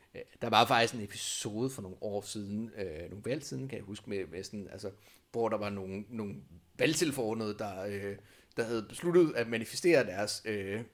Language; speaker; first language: Danish; native; Danish